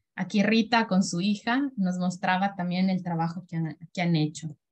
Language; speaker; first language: Spanish; native; Spanish